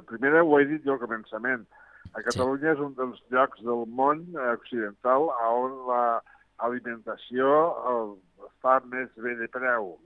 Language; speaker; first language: Catalan; native; Catalan